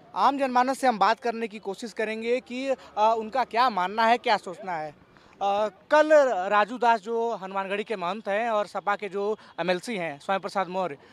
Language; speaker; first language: Hindi; native; Hindi